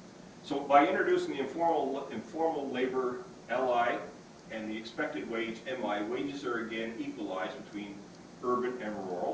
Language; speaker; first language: English; native; English